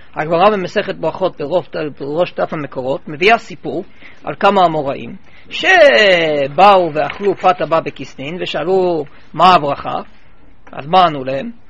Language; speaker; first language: Hebrew; non-native, fluent; English